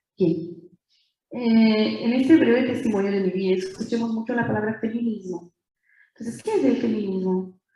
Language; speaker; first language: Spanish; non-native, fluent; Portuguese